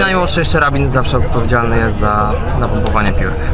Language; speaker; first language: Polish; native; Polish